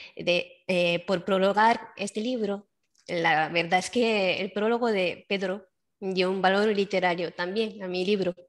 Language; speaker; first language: Spanish; non-native, fluent; Japanese